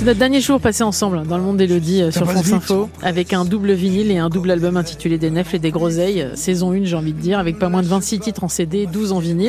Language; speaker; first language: French; native; French